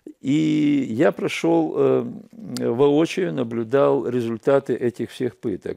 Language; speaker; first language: Russian; native; Russian